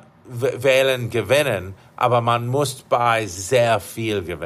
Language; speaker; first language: German; non-native, fluent; English